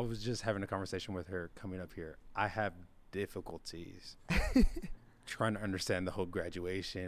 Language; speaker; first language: English; native; English